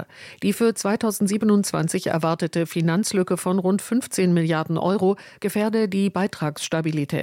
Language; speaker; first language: German; native; German